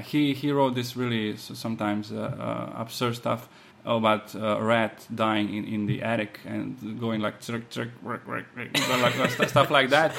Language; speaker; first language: English; non-native, fluent; Slovenian